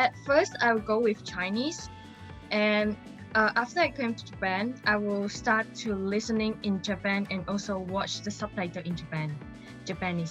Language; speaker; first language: English; non-native, local second language; Chinese